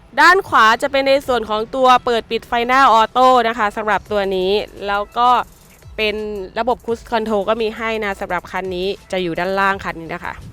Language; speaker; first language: Thai; native; Thai